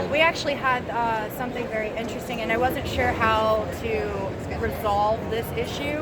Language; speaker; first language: English; native; English